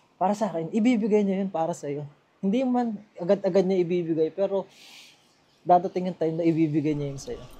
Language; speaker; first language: Filipino; native; Filipino